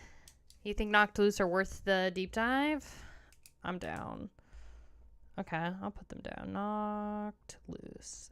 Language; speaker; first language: English; native; English